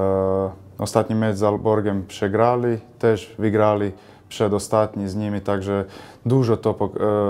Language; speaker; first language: Polish; non-native, fluent; Croatian